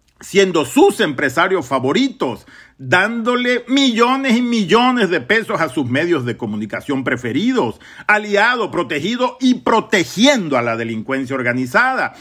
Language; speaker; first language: Spanish; native; Spanish